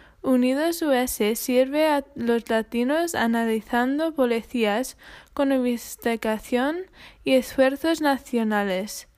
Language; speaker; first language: Spanish; non-native, learner; English